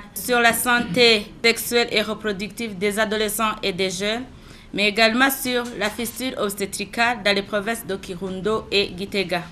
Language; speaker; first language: French; non-native, local second language; Rundi